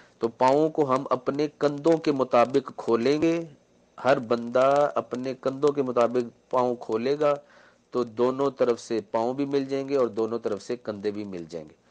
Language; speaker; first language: Urdu; native; Urdu